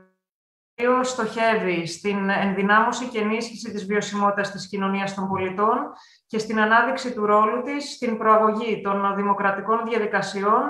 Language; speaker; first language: Greek; native; Greek